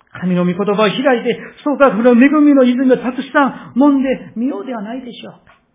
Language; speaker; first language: Japanese; non-native, fluent; Korean